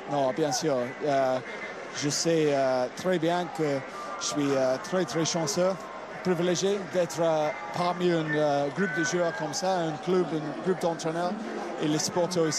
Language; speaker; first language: French; non-native, fluent; English